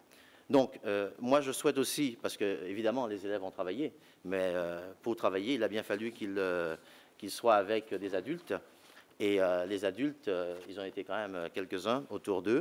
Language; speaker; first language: French; native; French